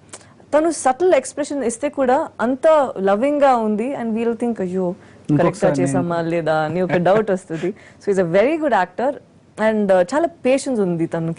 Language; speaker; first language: Telugu; non-native, fluent; Tamil